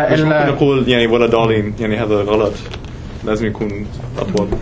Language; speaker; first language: Arabic; non-native, fluent; English